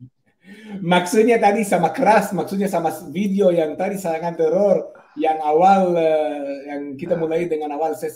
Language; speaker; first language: Indonesian; non-native, fluent; Hebrew